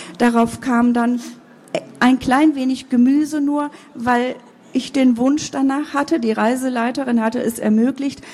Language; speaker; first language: German; early bilingual, other home language; Kurdish